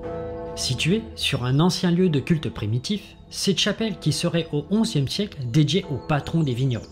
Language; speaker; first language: French; native; French